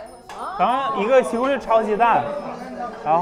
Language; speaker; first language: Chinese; non-native, fluent; Russian